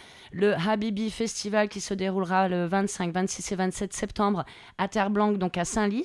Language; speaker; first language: French; native; French